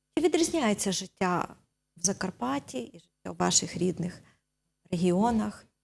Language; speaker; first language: Ukrainian; native; Ukrainian